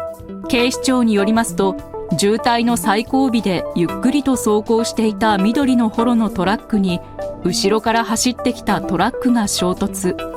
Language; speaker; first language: Japanese; native; Japanese